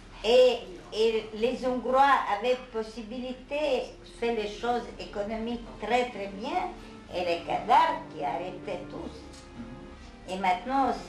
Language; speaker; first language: French; non-native, fluent; Hungarian